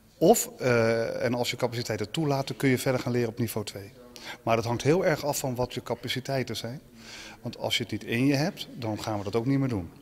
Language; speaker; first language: Dutch; native; Dutch